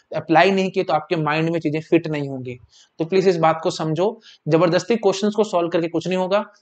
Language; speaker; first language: Hindi; native; Hindi